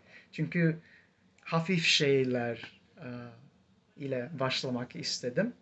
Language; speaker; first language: Turkish; non-native, fluent; English